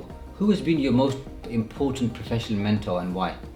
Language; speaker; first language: English; native; English